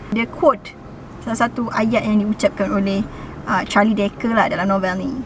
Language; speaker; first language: Malay; native; Malay